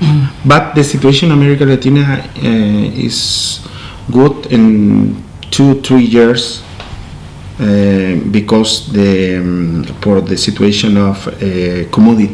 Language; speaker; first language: English; non-native, learner; Spanish